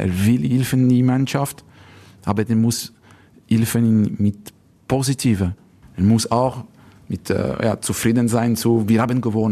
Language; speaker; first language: German; non-native, learner; French